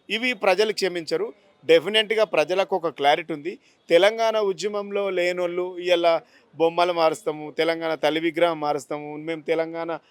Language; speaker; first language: Telugu; native; Telugu